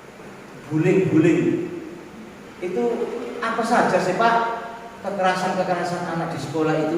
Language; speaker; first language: Indonesian; native; Indonesian